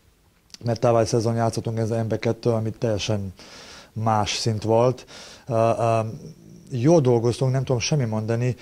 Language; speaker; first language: Hungarian; non-native, learner; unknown